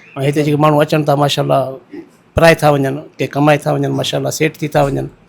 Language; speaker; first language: Sindhi; early bilingual, heritage; Sindhi